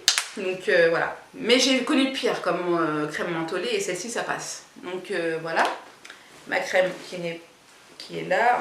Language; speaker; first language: French; native; French